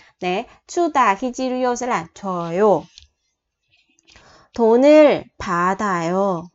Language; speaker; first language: Korean; non-native, fluent; Vietnamese